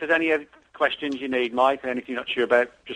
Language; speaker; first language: English; native; English